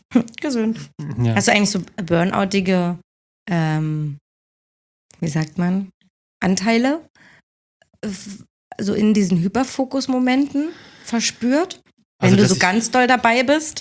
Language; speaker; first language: German; native; German